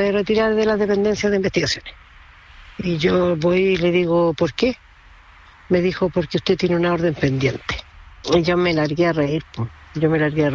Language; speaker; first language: Spanish; native; Spanish